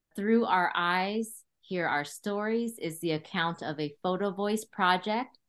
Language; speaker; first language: English; early bilingual, other home language; Khmer